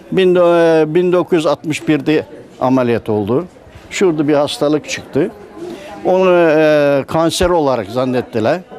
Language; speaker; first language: Turkish; native; Turkish